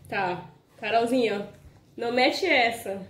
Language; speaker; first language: Portuguese; native; Portuguese